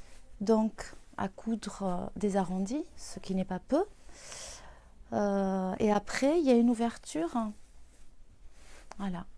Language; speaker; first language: French; native; French